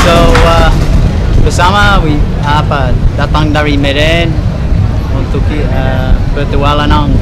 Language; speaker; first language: Indonesian; non-native, learner; English